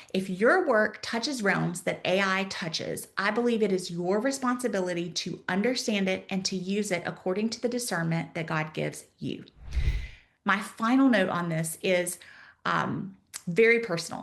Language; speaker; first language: English; native; English